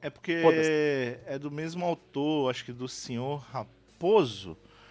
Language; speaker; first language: Portuguese; native; Portuguese